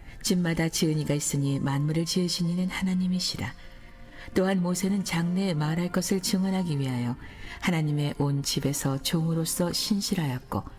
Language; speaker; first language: Korean; native; Korean